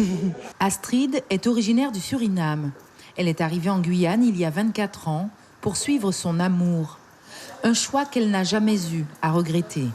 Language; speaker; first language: French; native; French